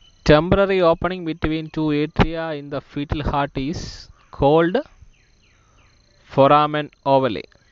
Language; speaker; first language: English; non-native, local second language; Malayalam